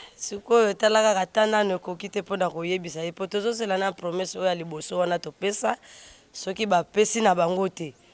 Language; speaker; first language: Lingala; non-native, local second language; Kongo